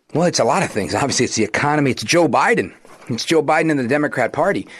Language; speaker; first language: English; native; English